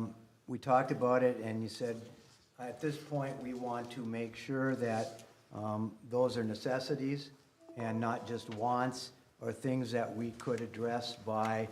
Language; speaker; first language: English; native; English